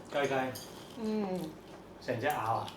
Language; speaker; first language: Cantonese; native; Cantonese